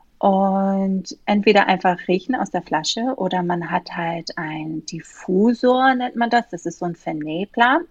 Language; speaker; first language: German; non-native, fluent; Greek